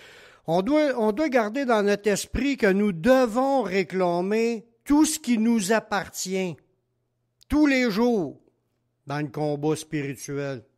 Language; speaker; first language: French; native; French